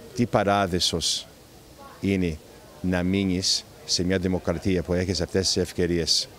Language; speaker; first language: Greek; early bilingual, heritage; Greek